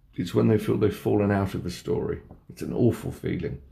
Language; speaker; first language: English; native; English